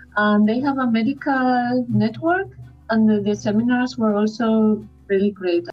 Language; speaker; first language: English; non-native, fluent; Spanish